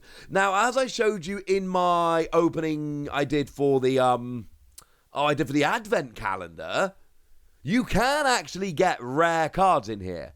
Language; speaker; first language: English; native; English